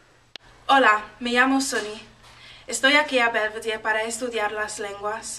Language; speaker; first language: Spanish; non-native, learner; English